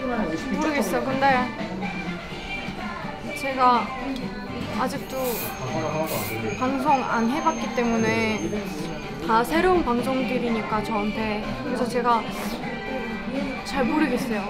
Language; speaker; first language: Korean; non-native, fluent; Russian